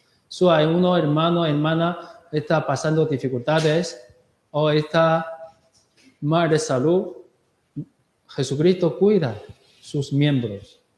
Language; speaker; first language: Spanish; non-native, learner; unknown